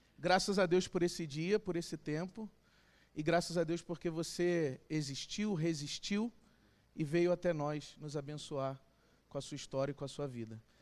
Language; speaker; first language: Portuguese; native; Portuguese